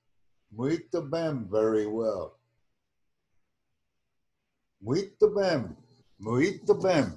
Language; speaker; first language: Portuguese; non-native, learner; English